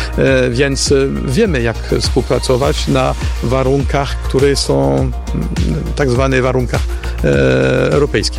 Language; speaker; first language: Polish; non-native, fluent; French